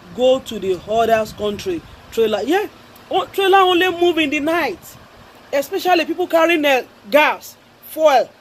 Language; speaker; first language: English; non-native, local second language; Yoruba